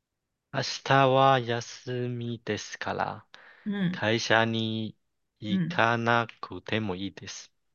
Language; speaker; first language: Japanese; non-native, learner; Chinese